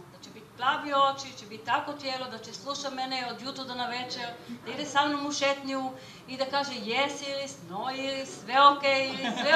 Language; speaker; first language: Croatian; non-native, learner; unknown